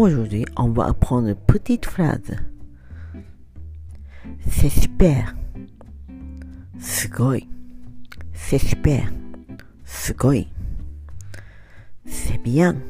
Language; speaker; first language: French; non-native, learner; Japanese